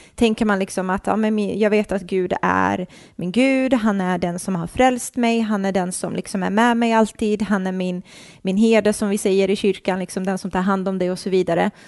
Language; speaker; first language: Swedish; early bilingual, other home language; Croatian